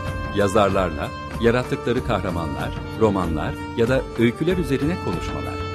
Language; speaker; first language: Turkish; native; Turkish